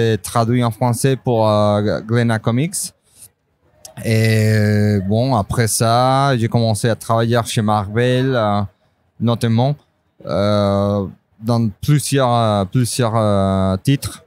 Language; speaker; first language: French; non-native, fluent; Spanish